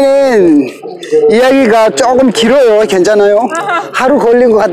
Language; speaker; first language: Korean; non-native, fluent; Tibetan